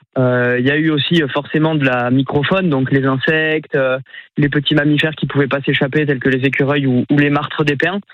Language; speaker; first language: French; native; French